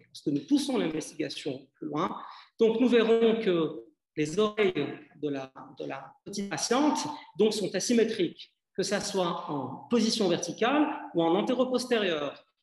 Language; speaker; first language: French; non-native, local second language; Arabic